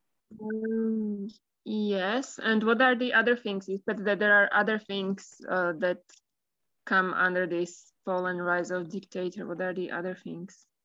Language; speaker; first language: English; non-native, fluent; Slovak